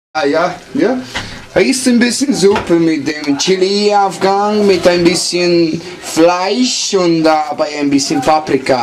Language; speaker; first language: German; non-native, learner; Hungarian